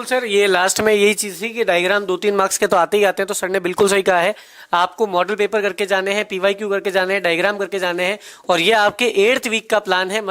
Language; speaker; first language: Hindi; native; Hindi